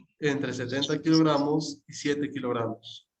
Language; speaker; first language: Spanish; native; Spanish